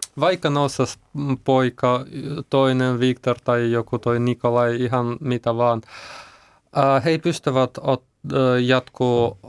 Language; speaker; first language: Finnish; non-native, learner; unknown